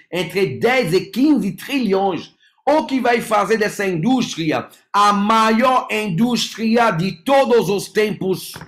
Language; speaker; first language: Portuguese; non-native, fluent; French